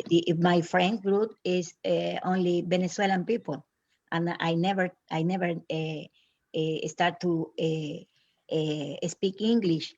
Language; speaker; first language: English; non-native, learner; Spanish